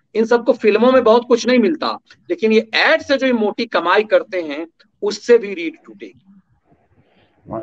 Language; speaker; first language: Hindi; native; Hindi